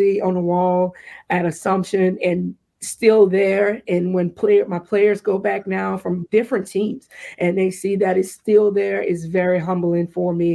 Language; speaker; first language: English; native; English